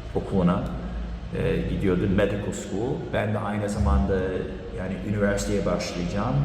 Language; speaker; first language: Turkish; early bilingual, heritage; Turkish